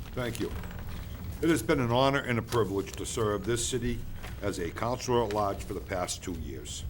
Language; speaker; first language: English; native; English